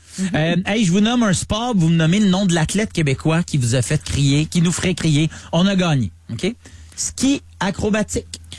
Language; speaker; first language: French; native; French